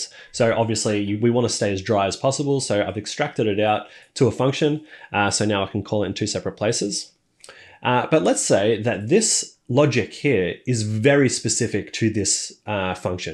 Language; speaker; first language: English; native; English